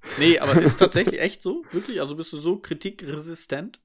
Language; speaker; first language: German; native; German